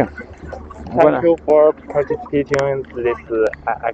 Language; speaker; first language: English; non-native, learner; Chinese